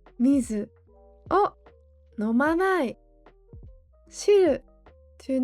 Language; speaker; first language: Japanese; non-native, fluent; English